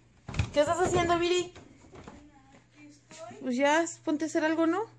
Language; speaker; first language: Spanish; native; Spanish